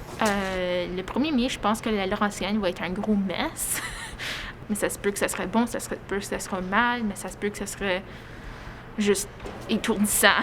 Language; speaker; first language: French; native; French